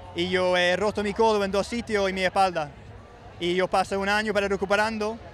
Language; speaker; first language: Spanish; non-native, fluent; English